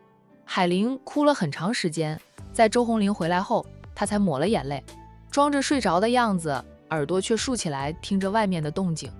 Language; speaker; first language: Chinese; native; Chinese